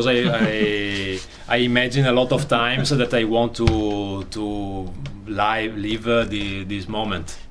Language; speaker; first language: English; non-native, learner; Italian